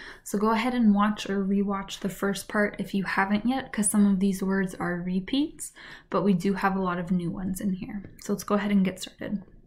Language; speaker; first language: English; native; English